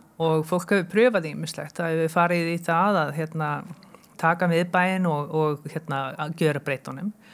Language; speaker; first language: Icelandic; early bilingual, heritage; Icelandic